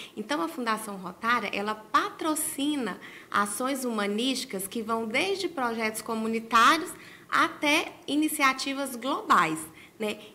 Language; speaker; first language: Portuguese; native; Portuguese